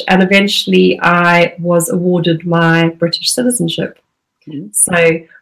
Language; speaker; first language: English; native; English